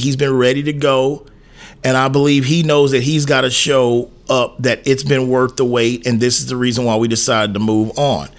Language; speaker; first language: English; native; English